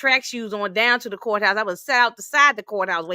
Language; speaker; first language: English; native; English